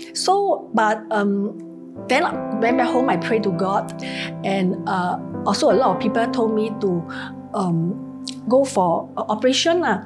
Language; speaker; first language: English; non-native, local second language; Cantonese